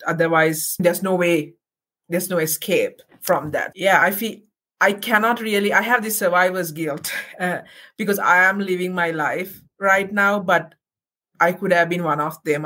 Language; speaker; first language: English; non-native, local second language; Sinhala